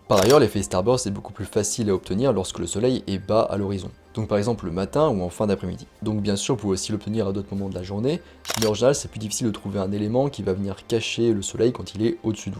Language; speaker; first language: French; native; French